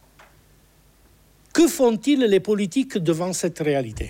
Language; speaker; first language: French; non-native, fluent; Italian